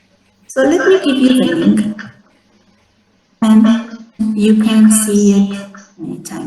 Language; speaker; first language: English; non-native, fluent; Spanish